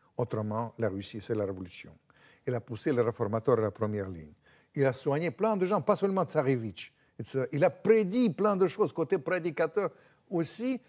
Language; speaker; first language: French; non-native, fluent; Russian